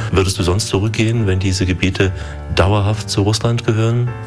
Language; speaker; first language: German; native; German